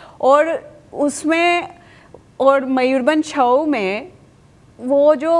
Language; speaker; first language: Hindi; non-native, fluent; Spanish